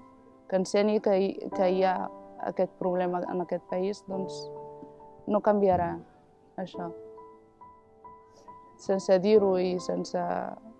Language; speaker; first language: Catalan; early bilingual, other home language; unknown